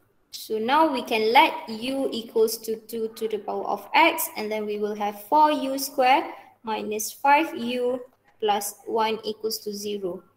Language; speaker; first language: English; non-native, local second language; Malay